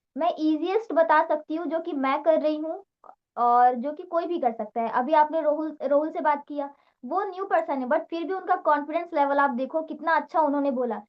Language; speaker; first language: Hindi; native; Hindi